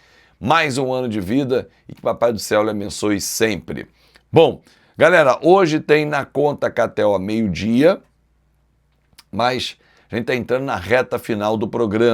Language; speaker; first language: Portuguese; native; Portuguese